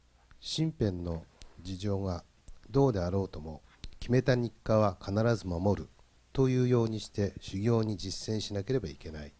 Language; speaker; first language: Japanese; native; Japanese